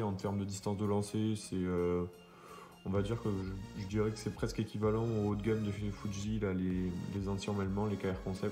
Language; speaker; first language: French; native; French